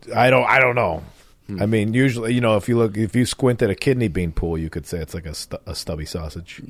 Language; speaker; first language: English; native; English